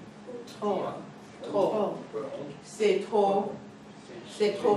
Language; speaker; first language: French; non-native, fluent; English